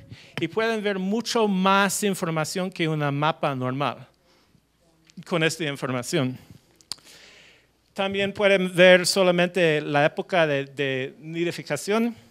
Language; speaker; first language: Spanish; non-native, fluent; English